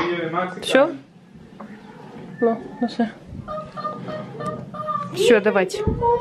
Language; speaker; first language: Russian; native; Russian